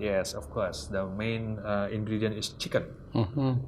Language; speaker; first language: English; non-native, fluent; Indonesian